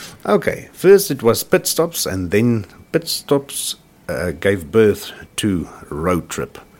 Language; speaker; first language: English; non-native, local second language; Afrikaans